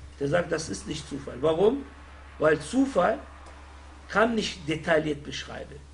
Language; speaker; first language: German; non-native, fluent; Arabic